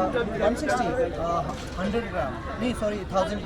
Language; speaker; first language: English; non-native, learner; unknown